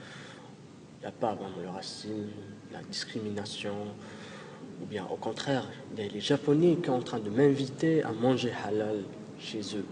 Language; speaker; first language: French; non-native, local second language; Arabic